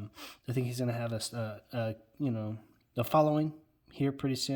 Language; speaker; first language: English; native; English